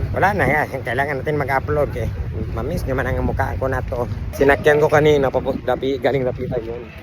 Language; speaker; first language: Filipino; non-native, local second language; Chavacano